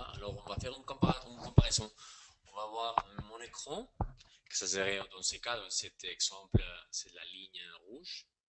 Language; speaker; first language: French; non-native, fluent; Spanish